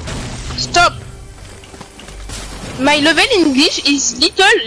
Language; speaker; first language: English; non-native, learner; French